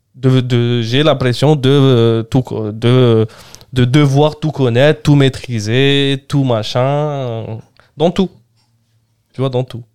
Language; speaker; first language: French; non-native, local second language; Arabic